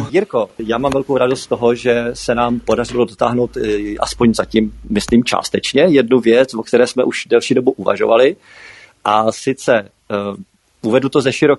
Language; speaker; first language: Czech; native; Czech